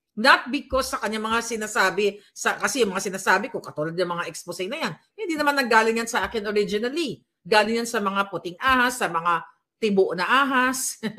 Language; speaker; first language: Filipino; non-native, local second language; Hiligaynon